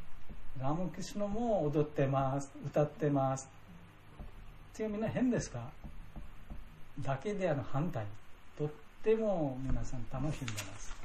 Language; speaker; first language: Japanese; non-native, learner; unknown